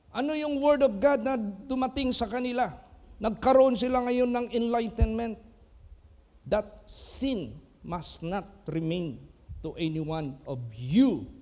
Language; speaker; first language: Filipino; non-native, local second language; Cebuano